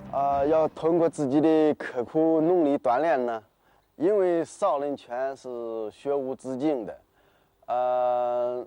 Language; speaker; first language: Chinese; native; Chinese